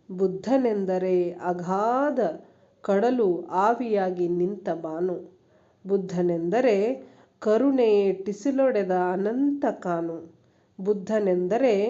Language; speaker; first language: Kannada; native; Kannada